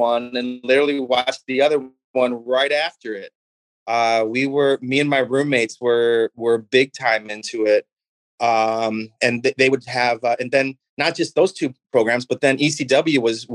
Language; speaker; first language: English; native; English